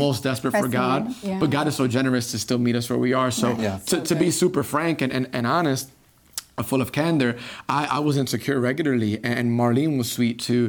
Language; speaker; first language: English; native; English